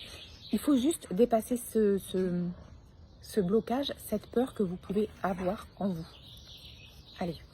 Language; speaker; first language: French; native; French